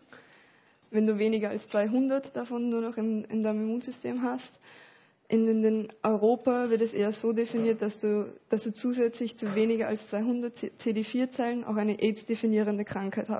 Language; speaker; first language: German; native; German